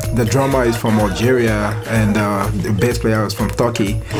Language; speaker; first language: English; non-native, local second language; Yoruba